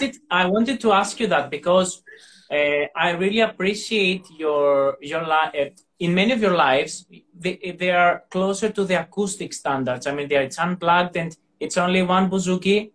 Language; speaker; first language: English; non-native, fluent; Greek